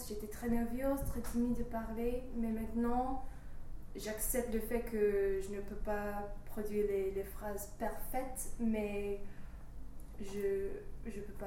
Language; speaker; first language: French; non-native, fluent; English